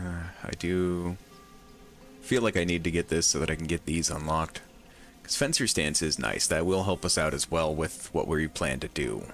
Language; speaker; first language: English; native; English